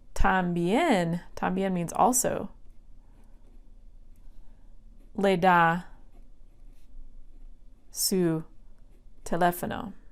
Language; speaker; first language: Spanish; non-native, fluent; English